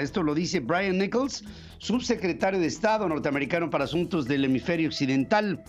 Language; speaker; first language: Spanish; native; Spanish